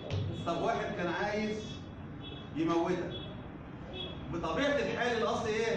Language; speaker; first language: Arabic; native; Arabic